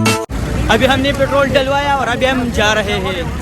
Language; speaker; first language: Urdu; non-native, local second language; Pashto